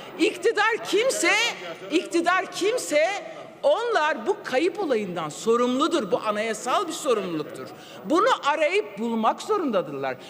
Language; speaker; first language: Turkish; non-native, local second language; Kurdish